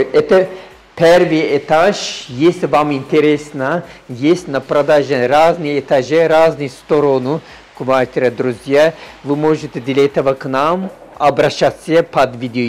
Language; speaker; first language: Russian; non-native, learner; Turkish